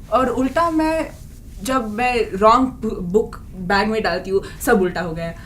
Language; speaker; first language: Hindi; non-native, local second language; Marathi